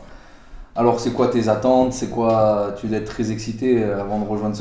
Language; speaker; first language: French; native; French